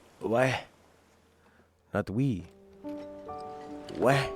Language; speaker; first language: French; non-native, learner; English